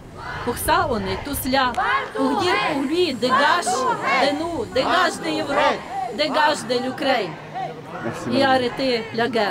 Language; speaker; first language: French; non-native, learner; Ukrainian